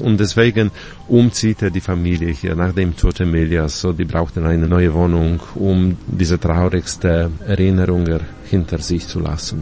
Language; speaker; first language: German; non-native, fluent; Polish